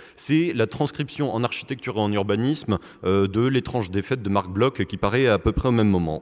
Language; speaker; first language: French; native; French